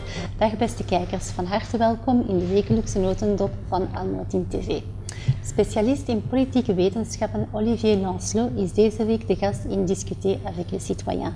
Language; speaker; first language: Dutch; native; Dutch